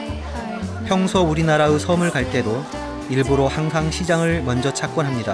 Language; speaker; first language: Korean; native; Korean